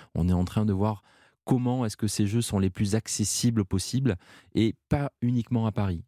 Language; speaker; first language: French; native; French